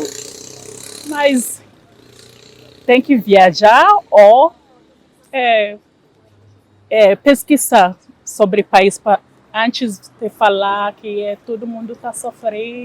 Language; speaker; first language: Portuguese; non-native, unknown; Igbo